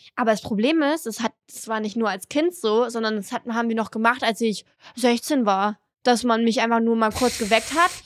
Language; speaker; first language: German; early bilingual, other home language; French